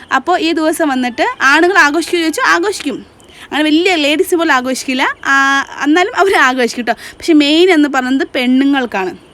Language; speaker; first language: Malayalam; non-native, fluent; Nepali